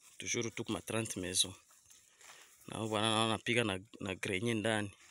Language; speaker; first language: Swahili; native; Swahili